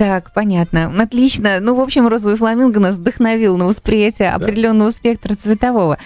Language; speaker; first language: Russian; native; Russian